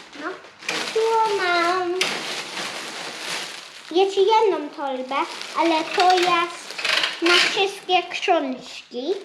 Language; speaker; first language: Polish; early bilingual, heritage; Polish